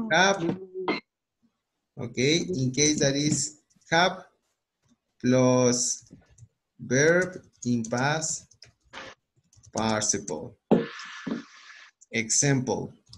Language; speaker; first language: English; non-native, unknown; Spanish